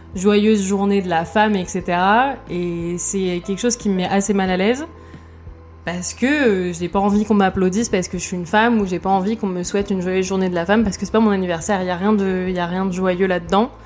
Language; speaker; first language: French; native; French